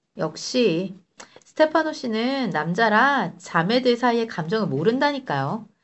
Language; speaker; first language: Korean; native; Korean